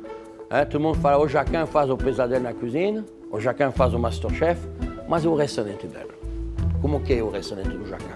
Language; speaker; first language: Portuguese; non-native, fluent; French